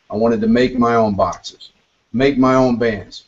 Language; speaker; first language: English; native; English